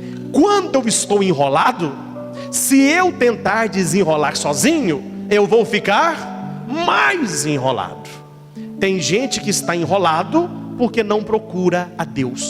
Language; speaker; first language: Portuguese; native; Portuguese